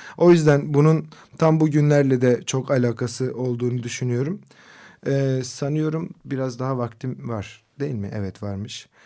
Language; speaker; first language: Turkish; non-native, local second language; Kurdish